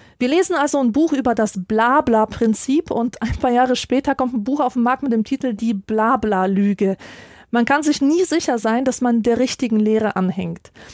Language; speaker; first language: German; early bilingual, other home language; Polish